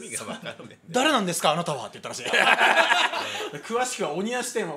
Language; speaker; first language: Japanese; native; Japanese